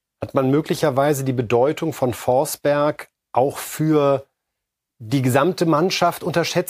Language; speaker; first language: German; native; German